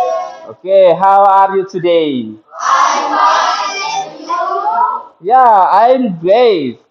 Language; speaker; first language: English; non-native, fluent; Indonesian